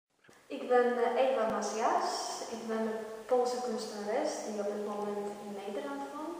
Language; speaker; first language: Dutch; non-native, fluent; Polish